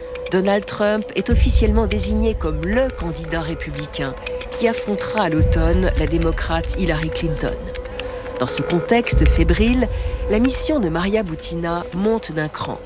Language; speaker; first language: French; native; French